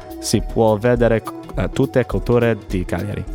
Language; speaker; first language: Italian; non-native, learner; English